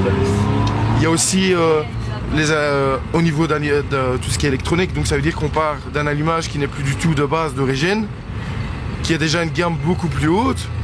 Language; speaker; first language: French; native; French